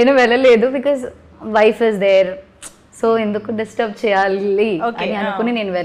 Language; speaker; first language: Telugu; non-native, learner; Malayalam